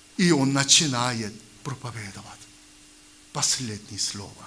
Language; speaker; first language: Russian; non-native, learner; Korean